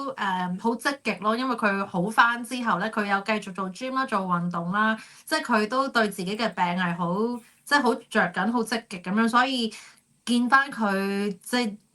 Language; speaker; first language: Cantonese; native; Cantonese